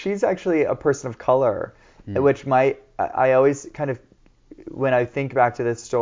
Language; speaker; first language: English; native; English